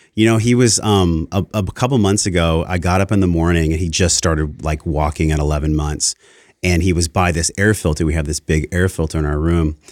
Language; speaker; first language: English; early bilingual, other home language; Italian